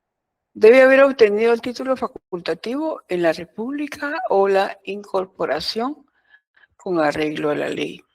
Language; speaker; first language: Spanish; native; Spanish